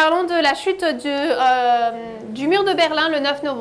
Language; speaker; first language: French; native; French